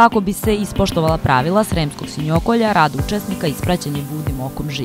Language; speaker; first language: Serbian; native; Serbian